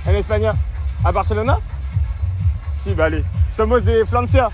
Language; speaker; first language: Spanish; non-native, learner; French